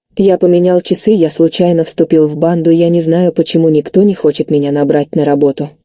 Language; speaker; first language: Russian; non-native, learner; English